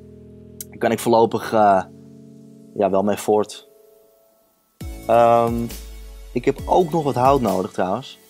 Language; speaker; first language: Dutch; native; Dutch